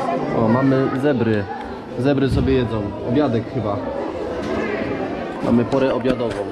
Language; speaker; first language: Polish; native; Polish